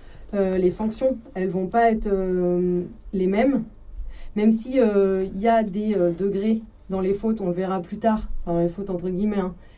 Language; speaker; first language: French; native; French